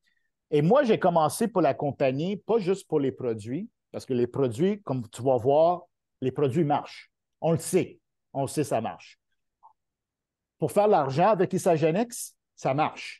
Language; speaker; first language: French; non-native, local second language; Italian